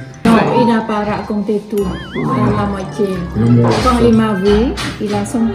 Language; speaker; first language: French; non-native, fluent; Khmer